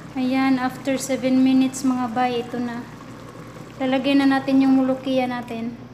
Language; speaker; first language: Filipino; non-native, local second language; Cebuano